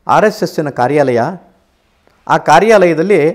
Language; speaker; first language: Kannada; native; Kannada